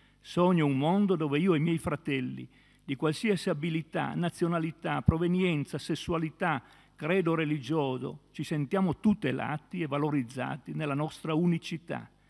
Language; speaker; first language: Italian; native; Italian